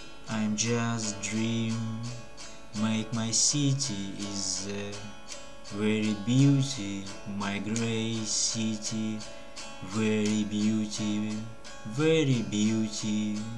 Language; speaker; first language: English; non-native, learner; Russian